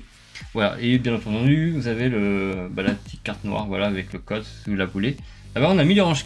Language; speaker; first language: French; native; French